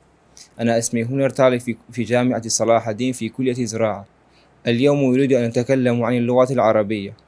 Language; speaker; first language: Arabic; non-native, learner; Central Kurdish